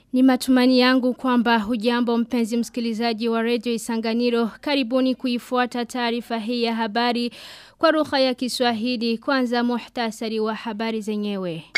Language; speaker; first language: Swahili; non-native, local second language; Rundi